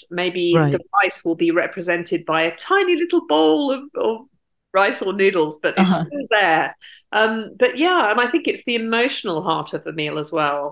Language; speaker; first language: English; native; English